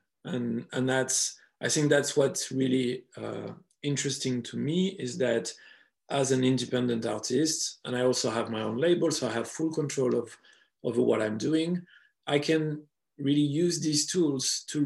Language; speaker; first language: English; non-native, fluent; French